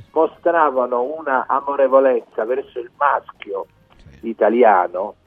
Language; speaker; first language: Italian; non-native, local second language; Sicilian